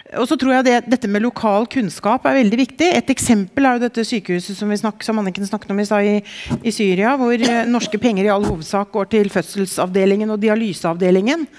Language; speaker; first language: Norwegian; native; Norwegian